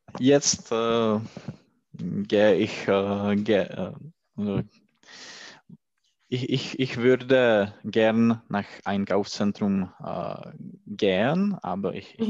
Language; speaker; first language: German; non-native, learner; Czech